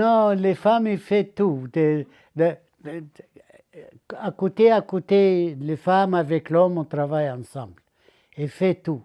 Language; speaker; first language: French; non-native, learner; Arabic